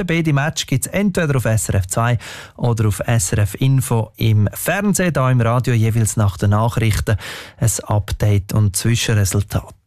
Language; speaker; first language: German; native; German